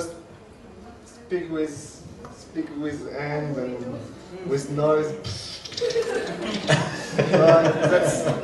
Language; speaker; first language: English; non-native, learner; French